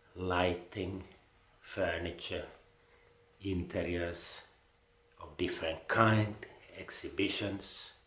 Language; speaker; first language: English; non-native, fluent; Finnish